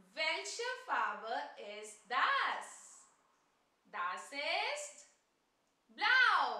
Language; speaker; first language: German; non-native, learner; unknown